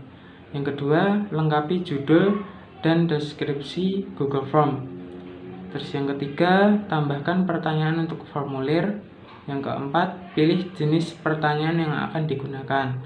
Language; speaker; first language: Indonesian; native; Indonesian